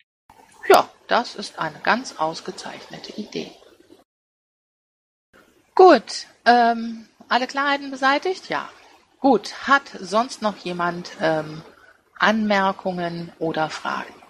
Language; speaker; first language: German; native; German